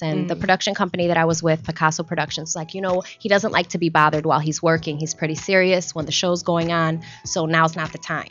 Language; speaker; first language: English; native; English